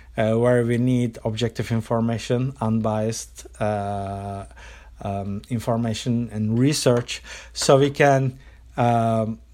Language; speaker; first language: English; non-native, fluent; Turkish